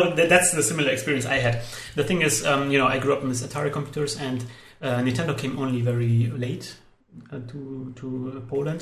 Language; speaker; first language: English; non-native, fluent; Polish